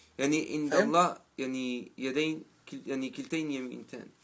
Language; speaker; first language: Arabic; non-native, learner; German